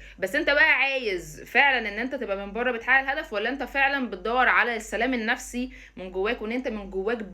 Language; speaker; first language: Arabic; native; Arabic